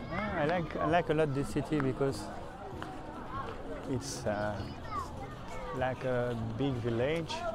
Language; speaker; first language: English; non-native, fluent; French